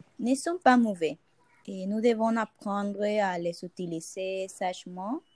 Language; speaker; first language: French; non-native, fluent; Spanish